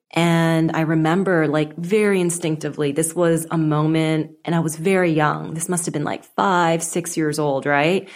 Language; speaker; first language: English; native; English